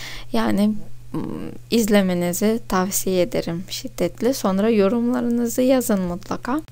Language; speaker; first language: Turkish; non-native, fluent; Russian